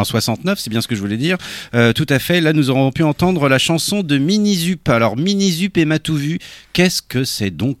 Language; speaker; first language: French; native; French